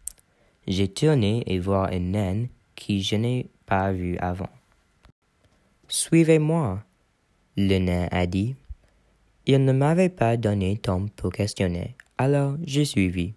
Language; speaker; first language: French; non-native, learner; English